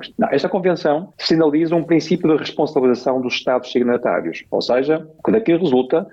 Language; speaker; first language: Portuguese; native; Portuguese